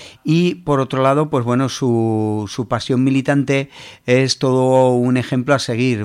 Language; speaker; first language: Spanish; native; Spanish